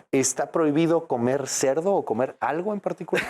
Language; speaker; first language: Spanish; native; Spanish